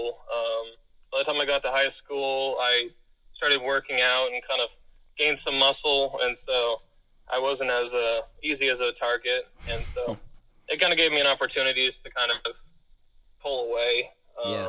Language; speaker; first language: English; native; English